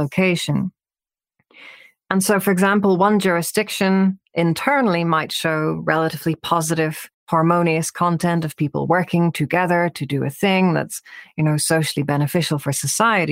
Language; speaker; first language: English; native; English